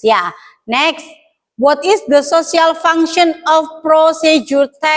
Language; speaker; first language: English; non-native, learner; Indonesian